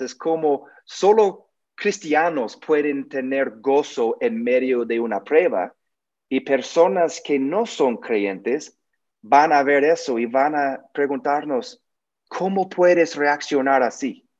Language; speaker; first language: Spanish; non-native, learner; English